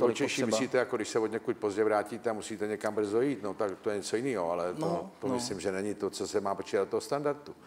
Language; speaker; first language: Czech; native; Czech